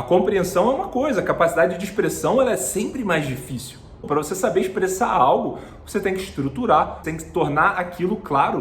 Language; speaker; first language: Portuguese; native; Portuguese